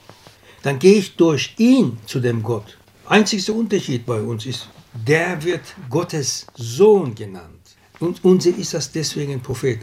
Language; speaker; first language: German; non-native, fluent; Turkish